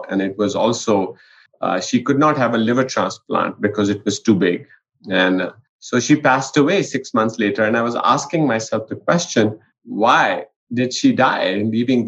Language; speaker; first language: English; non-native, local second language; Punjabi